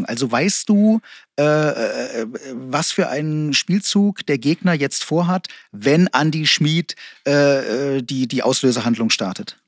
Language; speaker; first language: German; native; German